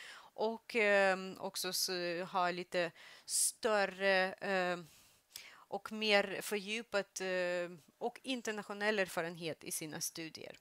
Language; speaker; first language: Swedish; non-native, fluent; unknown